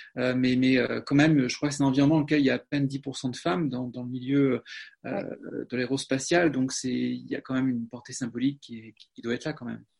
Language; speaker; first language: French; native; French